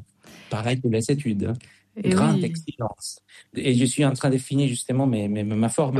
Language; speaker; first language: French; non-native, fluent; Spanish